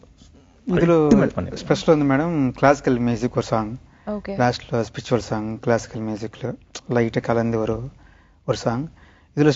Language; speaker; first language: Tamil; native; Tamil